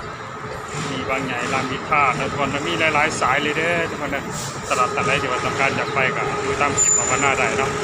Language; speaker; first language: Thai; non-native, local second language; Lao